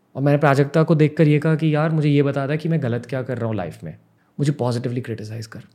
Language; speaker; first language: Hindi; non-native, local second language; English